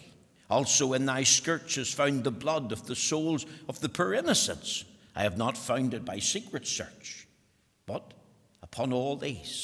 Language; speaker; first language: English; native; English